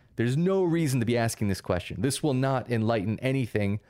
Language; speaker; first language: English; early bilingual, other home language; Russian